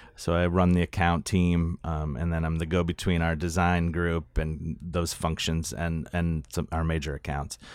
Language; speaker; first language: English; native; English